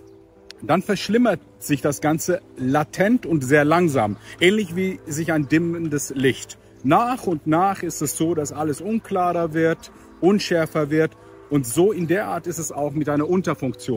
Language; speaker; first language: German; native; German